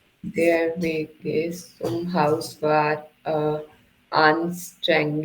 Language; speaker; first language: German; non-native, learner; Hindi